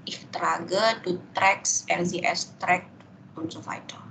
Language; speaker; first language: German; non-native, fluent; Indonesian